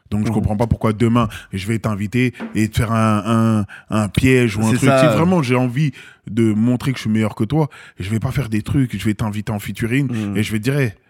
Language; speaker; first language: French; native; French